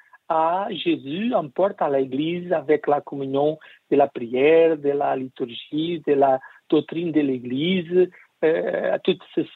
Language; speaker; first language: French; non-native, learner; Portuguese